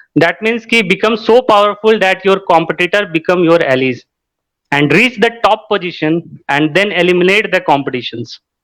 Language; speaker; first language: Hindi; native; Hindi